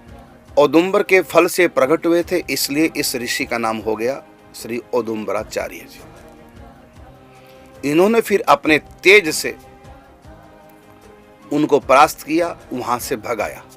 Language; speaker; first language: Hindi; native; Hindi